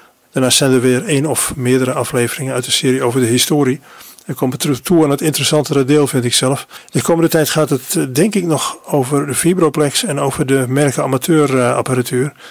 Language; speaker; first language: Dutch; native; Dutch